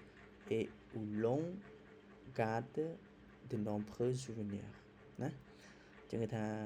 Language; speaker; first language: French; non-native, fluent; Khmer